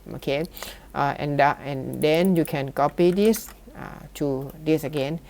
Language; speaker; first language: English; non-native, learner; Thai